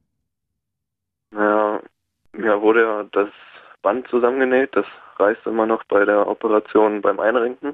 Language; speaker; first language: German; native; German